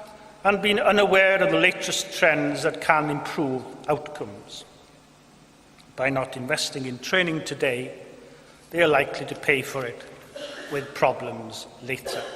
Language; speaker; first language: English; non-native, local second language; Welsh